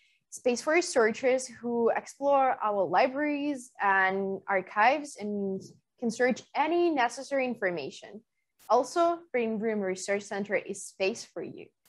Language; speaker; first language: English; non-native, fluent; Ukrainian